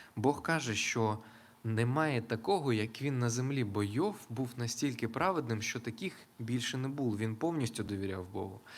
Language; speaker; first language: Ukrainian; non-native, local second language; Russian